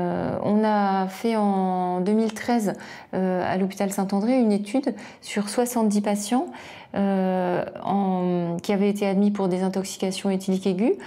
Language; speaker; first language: French; native; French